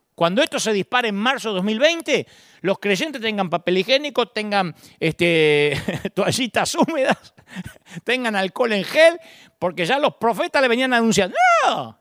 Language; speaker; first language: Spanish; native; Spanish